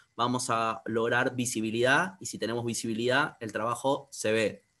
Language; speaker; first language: Spanish; native; Spanish